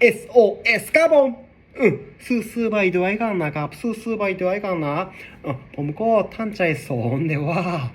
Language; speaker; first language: Thai; non-native, learner; Japanese